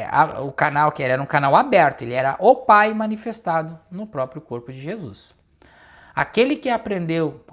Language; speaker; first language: Portuguese; native; Portuguese